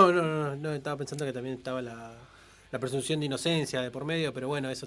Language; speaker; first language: Spanish; native; Spanish